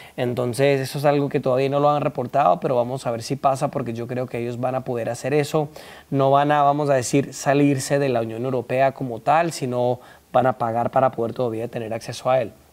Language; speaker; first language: Spanish; early bilingual, heritage; Spanish